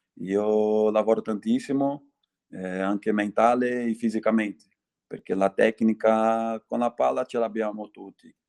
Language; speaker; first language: Italian; non-native, fluent; Portuguese